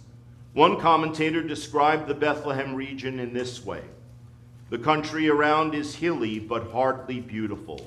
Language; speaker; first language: English; native; English